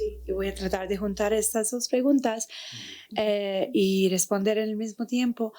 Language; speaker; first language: Spanish; non-native, fluent; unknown